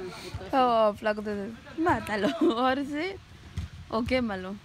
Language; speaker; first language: Spanish; early bilingual, heritage; Spanish